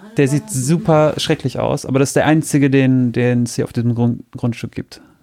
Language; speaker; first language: German; native; German